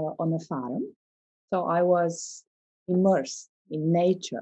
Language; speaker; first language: English; non-native, fluent; Slovenian